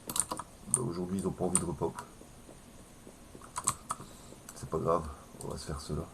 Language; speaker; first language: French; native; French